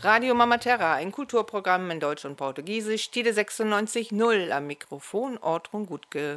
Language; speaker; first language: German; native; German